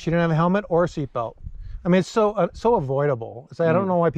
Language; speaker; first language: English; native; English